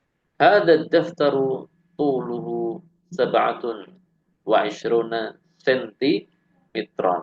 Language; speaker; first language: Arabic; non-native, fluent; Indonesian